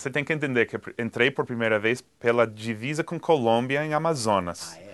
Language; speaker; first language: Portuguese; non-native, fluent; English